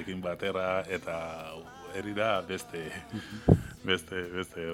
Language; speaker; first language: Basque; non-native, learner; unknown